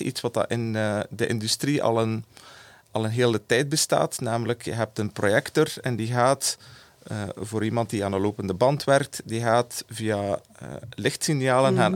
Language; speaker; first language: Dutch; native; Dutch